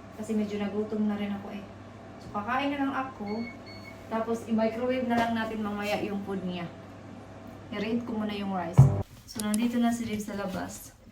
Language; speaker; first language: Filipino; non-native, local second language; Cebuano